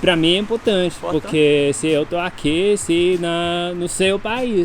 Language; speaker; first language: Portuguese; non-native, fluent; English